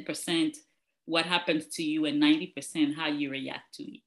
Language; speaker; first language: English; non-native, local second language; French